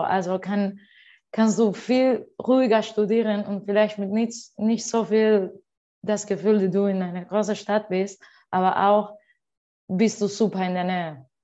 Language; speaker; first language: German; non-native, learner; Spanish